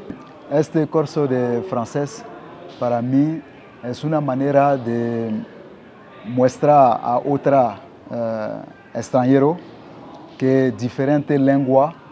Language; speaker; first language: Spanish; non-native, learner; French